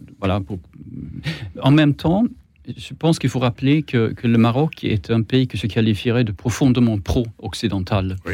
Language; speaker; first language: French; non-native, fluent; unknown